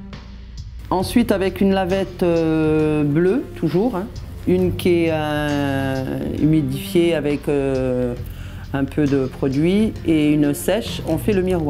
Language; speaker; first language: French; native; French